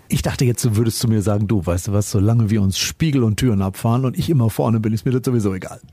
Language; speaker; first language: German; native; German